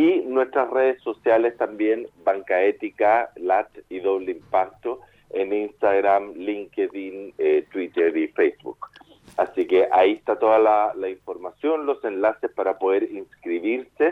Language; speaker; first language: Spanish; native; Spanish